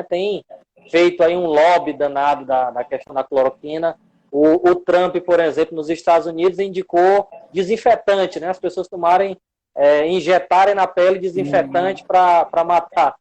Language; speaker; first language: Portuguese; native; Portuguese